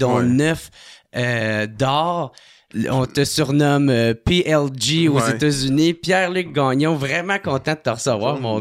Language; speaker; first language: French; native; French